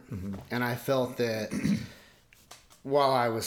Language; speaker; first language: English; native; English